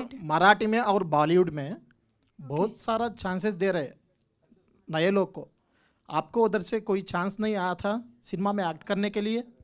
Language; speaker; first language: Hindi; non-native, local second language; Telugu